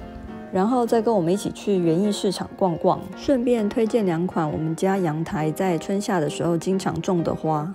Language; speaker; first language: Chinese; native; Chinese